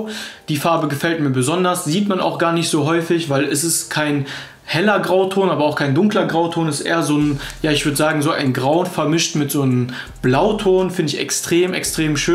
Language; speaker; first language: German; native; German